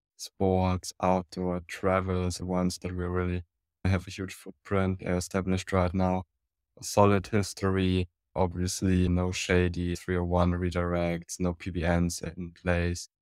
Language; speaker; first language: English; non-native, fluent; German